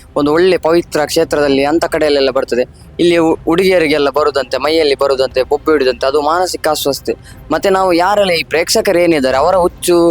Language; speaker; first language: Kannada; non-native, local second language; Tulu